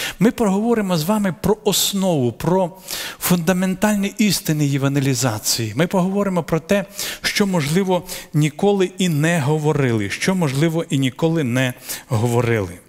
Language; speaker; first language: Ukrainian; non-native, local second language; Russian